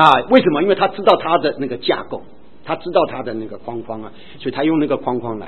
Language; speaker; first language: Chinese; native; Chinese